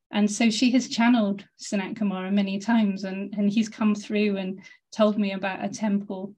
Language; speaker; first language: English; native; English